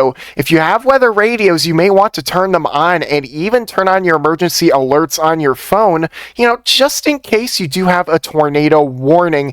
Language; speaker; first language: English; native; English